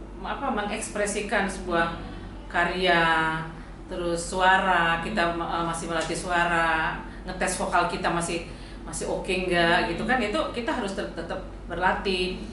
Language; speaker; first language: Indonesian; native; Indonesian